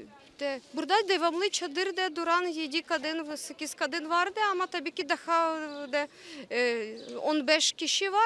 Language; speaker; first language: Turkish; non-native, fluent; Ukrainian